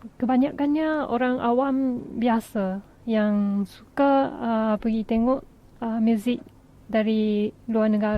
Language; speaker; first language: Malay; non-native, fluent; Japanese